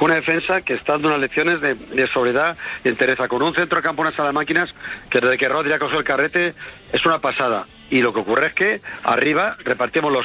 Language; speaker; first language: Spanish; native; Spanish